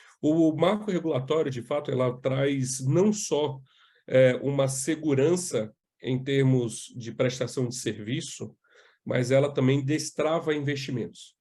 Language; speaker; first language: Portuguese; native; Portuguese